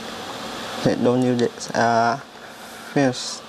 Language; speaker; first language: Japanese; non-native, learner; Vietnamese